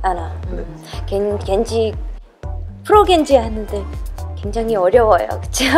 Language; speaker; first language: Korean; early bilingual, heritage; English